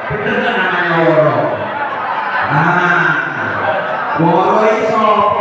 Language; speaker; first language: Indonesian; native; Indonesian